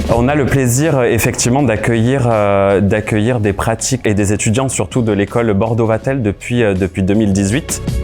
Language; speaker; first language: French; native; French